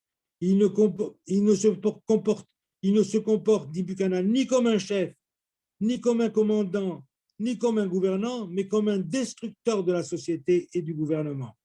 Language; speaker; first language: French; native; French